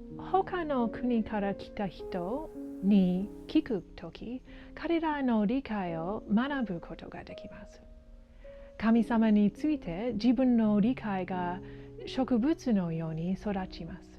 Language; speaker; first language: Japanese; non-native, learner; English